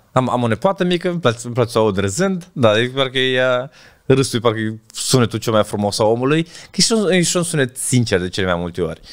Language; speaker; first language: Romanian; native; Romanian